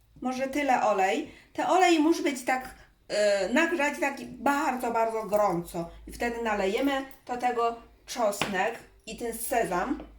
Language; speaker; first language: Polish; non-native, learner; Chinese